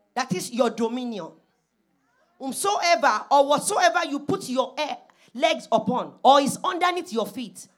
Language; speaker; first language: English; non-native, local second language; Yoruba